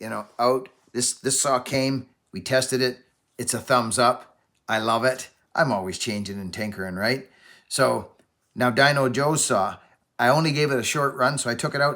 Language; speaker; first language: English; native; English